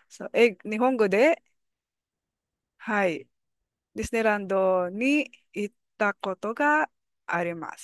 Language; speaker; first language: Japanese; non-native, fluent; Filipino